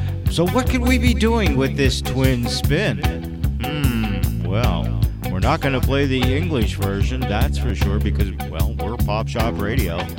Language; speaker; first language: English; native; English